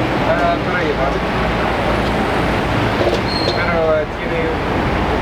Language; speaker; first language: Spanish; non-native, learner; English